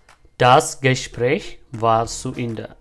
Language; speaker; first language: German; non-native, fluent; Amharic